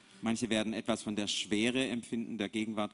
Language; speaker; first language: German; native; German